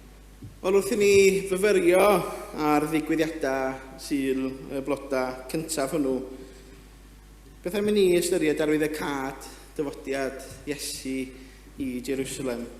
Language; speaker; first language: Welsh; native; Welsh